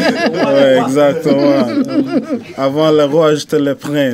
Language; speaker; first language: French; non-native, fluent; English